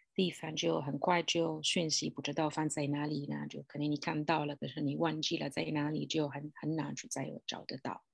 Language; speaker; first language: Chinese; non-native, fluent; Italian